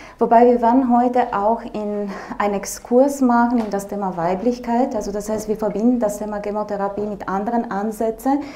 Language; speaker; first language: German; non-native, fluent; Romanian